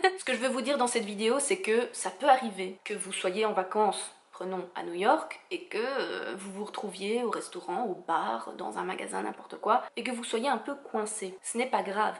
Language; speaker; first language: French; native; French